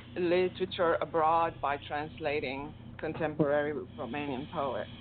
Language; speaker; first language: English; non-native, fluent; Romanian